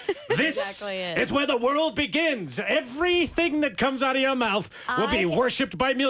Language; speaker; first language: English; native; English